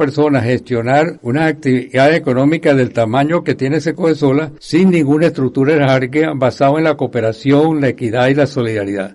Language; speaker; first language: Spanish; native; Spanish